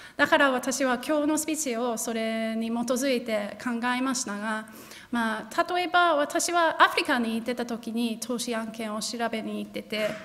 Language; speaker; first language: Japanese; non-native, fluent; English